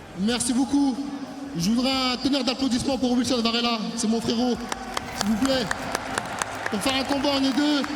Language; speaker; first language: French; native; French